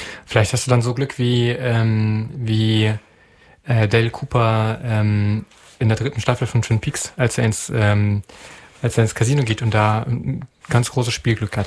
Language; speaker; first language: German; native; German